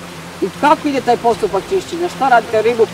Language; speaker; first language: Croatian; native; Croatian